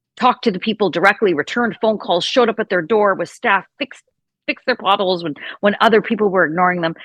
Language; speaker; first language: English; native; English